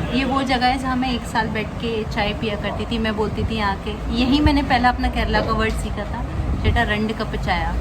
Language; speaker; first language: Hindi; native; Hindi